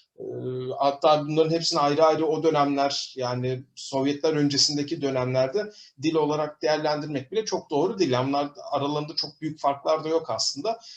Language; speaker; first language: Turkish; native; Turkish